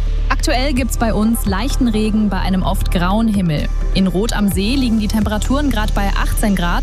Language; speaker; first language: German; native; German